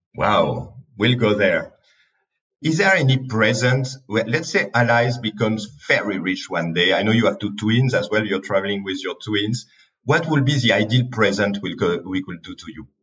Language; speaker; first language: English; non-native, fluent; French